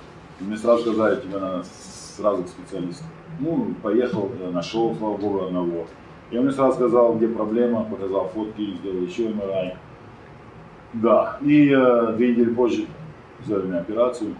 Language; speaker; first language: Russian; non-native, fluent; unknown